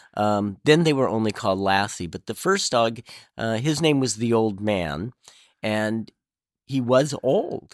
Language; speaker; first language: English; native; English